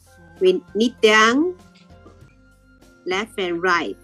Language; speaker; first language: English; non-native, learner; Chinese